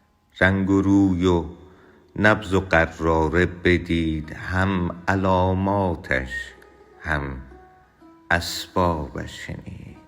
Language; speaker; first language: Persian; native; Persian